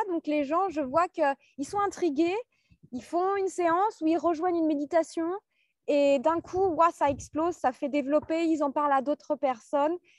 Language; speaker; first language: French; native; French